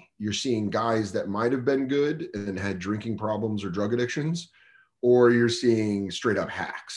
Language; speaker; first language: English; native; English